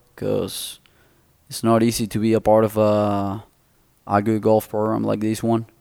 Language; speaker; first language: English; non-native, fluent; Spanish